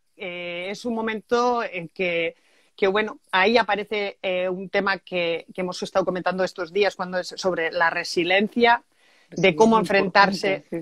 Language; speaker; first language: Spanish; native; Spanish